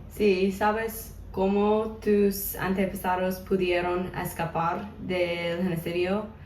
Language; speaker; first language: Spanish; non-native, learner; English